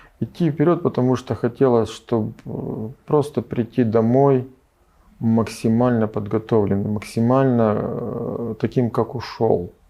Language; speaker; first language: Russian; native; Russian